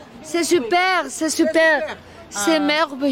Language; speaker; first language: French; non-native, learner; Spanish